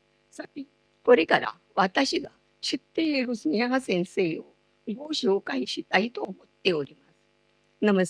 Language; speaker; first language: Japanese; non-native, fluent; Marathi